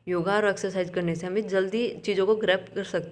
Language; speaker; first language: Hindi; native; Hindi